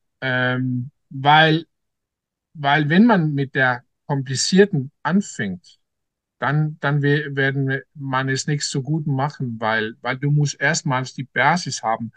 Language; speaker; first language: German; non-native, learner; Danish